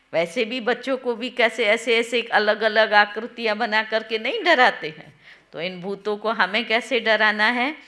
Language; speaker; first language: Hindi; non-native, local second language; Gujarati